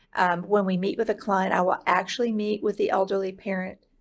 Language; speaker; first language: English; native; English